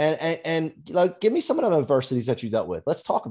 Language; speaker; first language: English; native; English